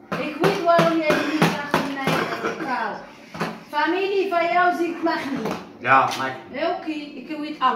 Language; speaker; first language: Dutch; non-native, learner; Arabic